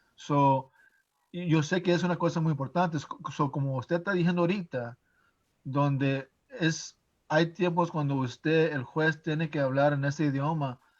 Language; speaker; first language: Spanish; non-native, fluent; English